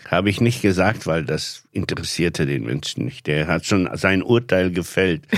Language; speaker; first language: German; non-native, fluent; Polish